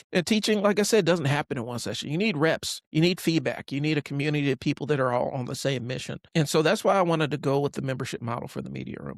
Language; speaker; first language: English; native; English